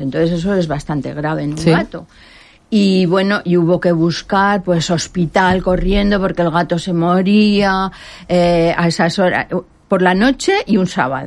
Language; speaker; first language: Spanish; native; Spanish